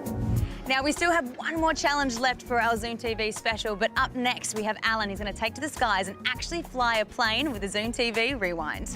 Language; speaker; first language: English; native; English